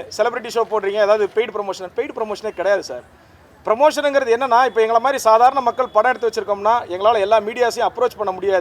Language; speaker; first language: Tamil; native; Tamil